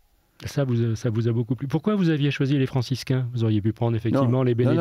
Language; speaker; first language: French; native; French